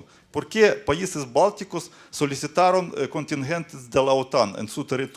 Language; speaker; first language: Spanish; non-native, learner; Ukrainian